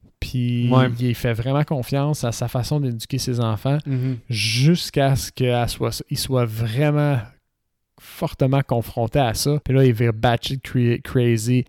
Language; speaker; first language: French; native; French